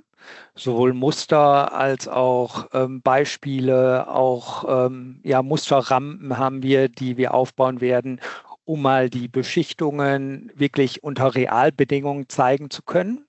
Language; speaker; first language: German; native; German